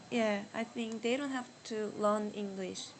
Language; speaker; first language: English; non-native, learner; Korean